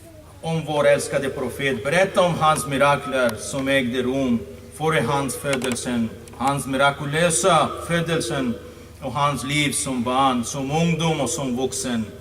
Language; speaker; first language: Swedish; non-native, fluent; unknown